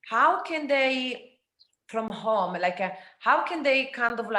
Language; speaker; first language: English; non-native, fluent; Italian